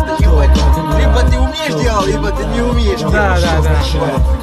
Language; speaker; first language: Russian; non-native, learner; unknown